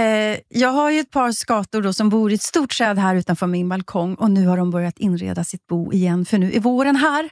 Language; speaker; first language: Swedish; native; Swedish